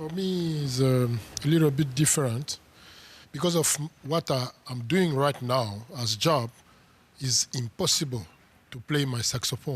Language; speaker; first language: English; non-native, fluent; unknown